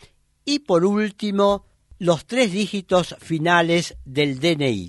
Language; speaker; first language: Spanish; native; Spanish